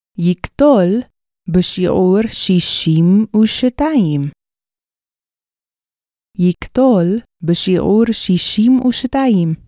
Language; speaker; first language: Hebrew; non-native, fluent; English